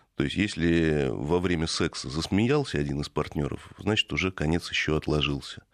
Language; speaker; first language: Russian; native; Russian